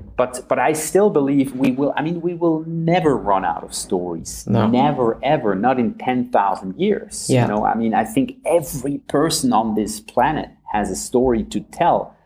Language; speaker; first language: English; non-native, fluent; German